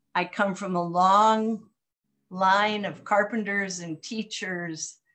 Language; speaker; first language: English; native; English